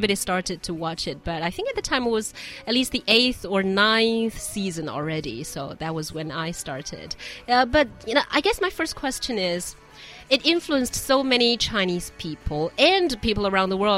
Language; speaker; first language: English; non-native, fluent; Chinese